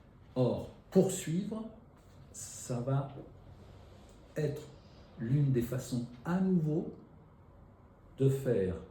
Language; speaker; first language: French; native; French